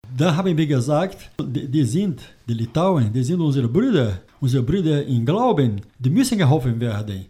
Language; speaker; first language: German; non-native, fluent; Portuguese